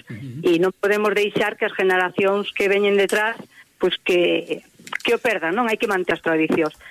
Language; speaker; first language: Galician; native; Galician